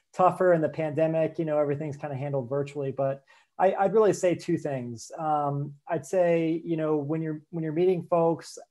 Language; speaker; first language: English; native; English